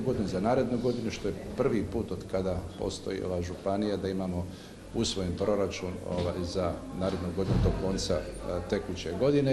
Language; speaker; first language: Serbian; native; Serbian